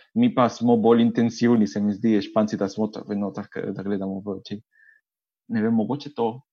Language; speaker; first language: Slovenian; non-native, fluent; Spanish